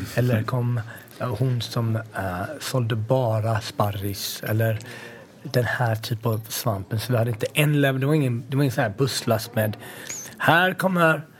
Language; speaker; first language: Swedish; native; Swedish